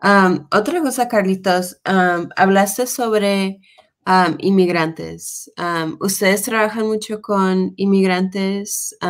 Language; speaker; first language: Spanish; non-native, fluent; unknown